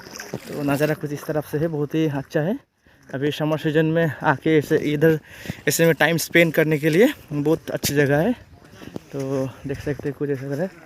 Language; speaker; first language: Hindi; non-native, local second language; Nepali